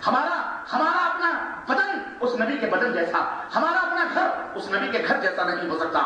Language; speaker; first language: Urdu; native; Urdu